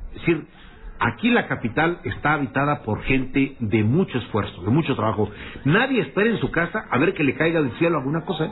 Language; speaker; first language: Spanish; native; Spanish